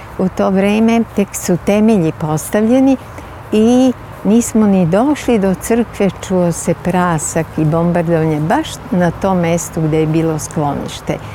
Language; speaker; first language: Serbian; native; Serbian